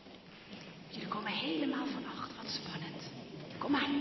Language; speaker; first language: Dutch; native; Dutch